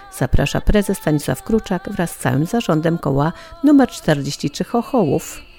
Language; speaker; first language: Polish; native; Polish